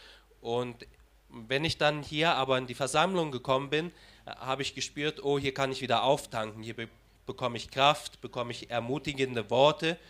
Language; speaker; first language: German; early bilingual, heritage; German